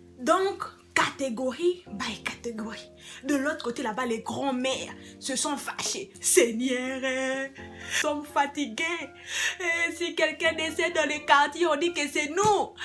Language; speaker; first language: French; non-native, local second language; Lingala